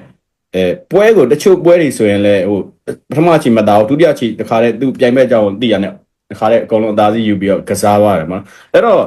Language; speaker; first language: Burmese; native; Burmese